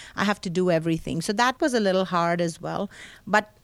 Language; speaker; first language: English; non-native, local second language; Hindi